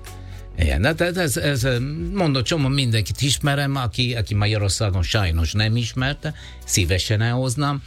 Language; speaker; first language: Hungarian; non-native, learner; Italian